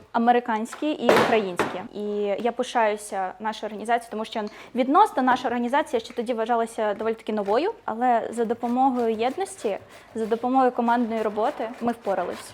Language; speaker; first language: Ukrainian; native; Ukrainian